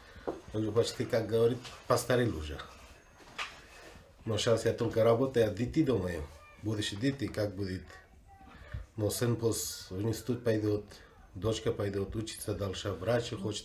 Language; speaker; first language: Russian; non-native, local second language; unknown